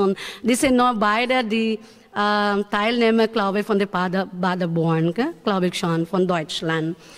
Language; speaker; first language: German; non-native, learner; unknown